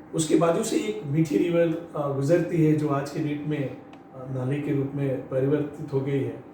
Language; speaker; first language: Hindi; non-native, local second language; Marathi